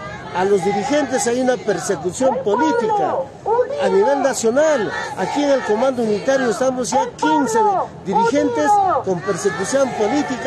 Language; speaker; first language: Spanish; native; Spanish